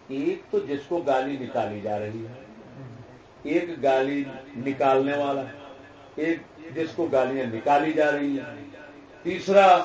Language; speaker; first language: Urdu; non-native, local second language; Punjabi